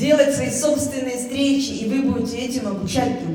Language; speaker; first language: Russian; native; Russian